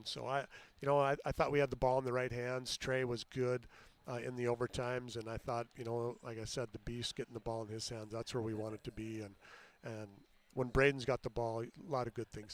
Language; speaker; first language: English; native; English